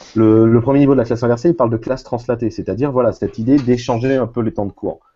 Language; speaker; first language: French; native; French